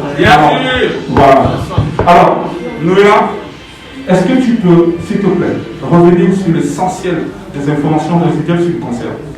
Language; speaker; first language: French; non-native, local second language; Lingala